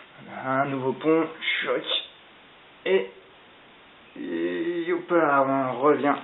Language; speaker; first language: French; native; French